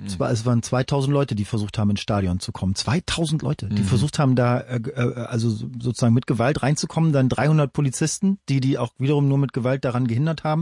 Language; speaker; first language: German; native; German